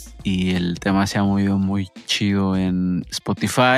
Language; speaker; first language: Spanish; native; Spanish